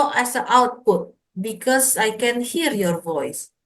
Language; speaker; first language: English; non-native, fluent; Indonesian